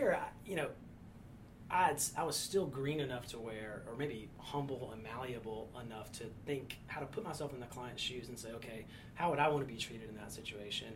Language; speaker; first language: English; native; English